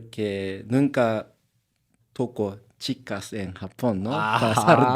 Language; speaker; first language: Spanish; non-native, learner; Japanese